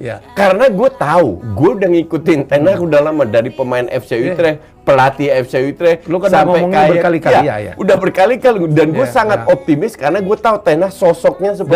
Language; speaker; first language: Indonesian; native; Indonesian